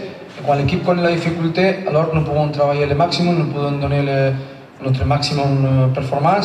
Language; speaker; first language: French; non-native, learner; Spanish